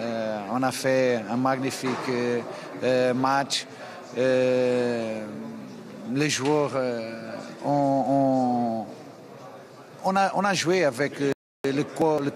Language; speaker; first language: French; non-native, fluent; Portuguese